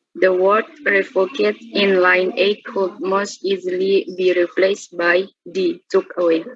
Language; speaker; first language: English; non-native, learner; Indonesian